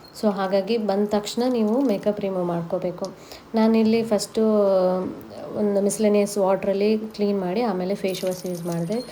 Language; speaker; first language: Kannada; non-native, local second language; Tulu